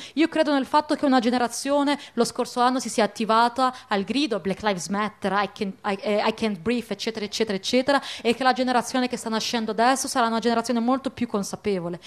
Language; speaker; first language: Italian; early bilingual, other home language; Arabic